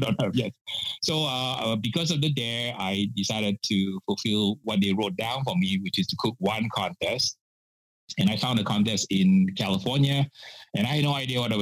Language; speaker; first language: English; non-native, local second language; Min Nan Chinese